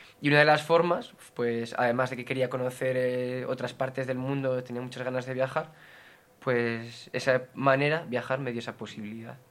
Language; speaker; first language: Spanish; native; Spanish